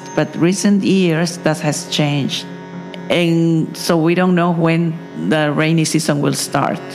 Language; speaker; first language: English; non-native, fluent; Spanish